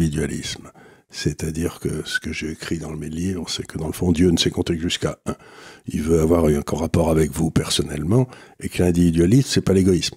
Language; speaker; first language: French; native; French